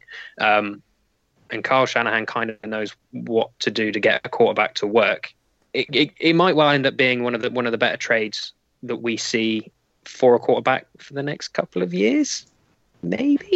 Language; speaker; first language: English; native; English